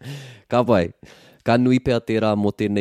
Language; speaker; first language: Māori; non-native, local second language; English